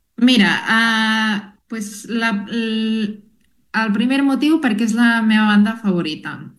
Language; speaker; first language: Catalan; non-native, fluent; Spanish